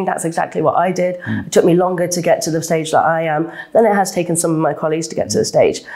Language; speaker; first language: English; native; English